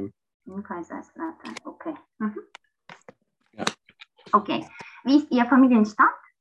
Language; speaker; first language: German; non-native, learner; Turkish